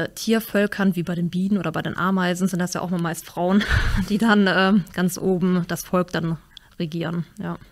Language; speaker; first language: German; native; German